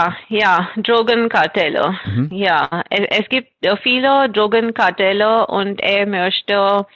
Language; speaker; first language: German; non-native, fluent; Marathi